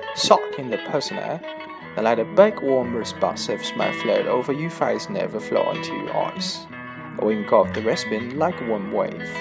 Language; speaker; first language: English; non-native, fluent; Chinese